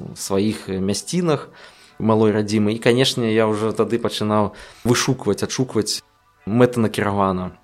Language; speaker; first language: Belarusian; non-native, local second language; Russian